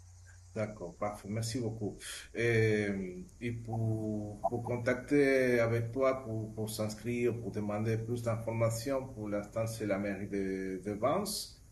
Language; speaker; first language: French; non-native, fluent; Spanish